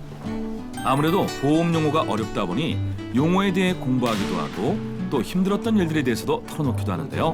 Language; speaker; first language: Korean; native; Korean